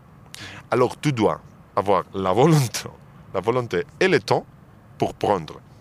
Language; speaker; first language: French; non-native, fluent; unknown